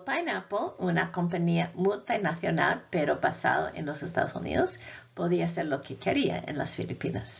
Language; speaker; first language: Spanish; non-native, fluent; English